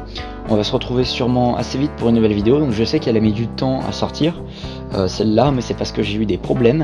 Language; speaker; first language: French; native; French